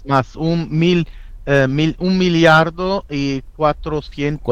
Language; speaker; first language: Spanish; non-native, fluent; Italian